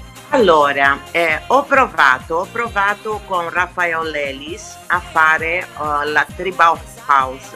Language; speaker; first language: Italian; non-native, fluent; Portuguese